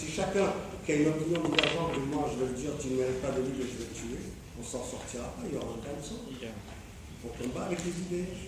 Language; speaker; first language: French; native; French